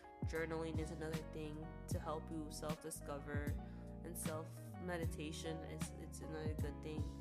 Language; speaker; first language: English; native; English